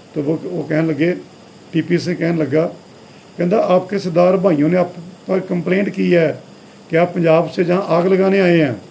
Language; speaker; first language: Hindi; non-native, local second language; Punjabi